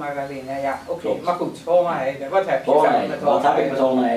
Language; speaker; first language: Dutch; native; Dutch